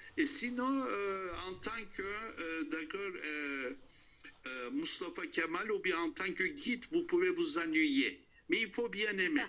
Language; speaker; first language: French; non-native, fluent; Turkish